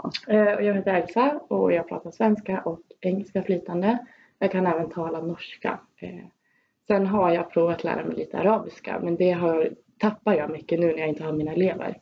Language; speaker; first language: Swedish; native; Swedish